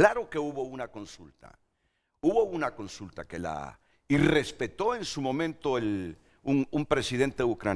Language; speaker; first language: Spanish; native; Spanish